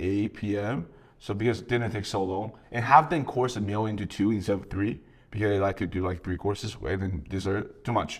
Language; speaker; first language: English; non-native, fluent; Chinese